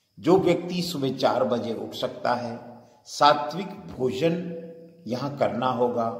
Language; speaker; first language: Hindi; native; Hindi